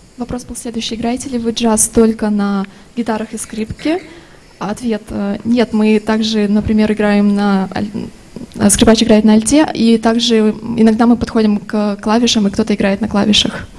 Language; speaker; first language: Russian; native; Russian